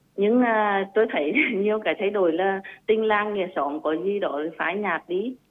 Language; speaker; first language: Vietnamese; non-native, local second language; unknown